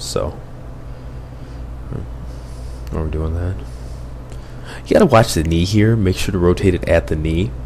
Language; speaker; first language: English; native; English